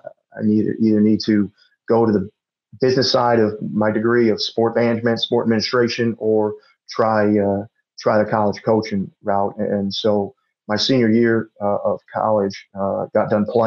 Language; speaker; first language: English; native; English